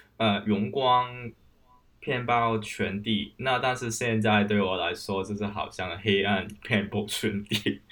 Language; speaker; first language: Chinese; non-native, local second language; Cantonese